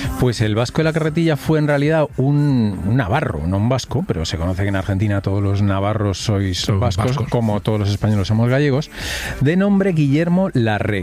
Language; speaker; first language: Spanish; native; Spanish